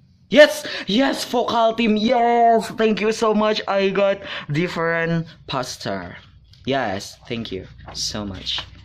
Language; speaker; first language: English; non-native, learner; Indonesian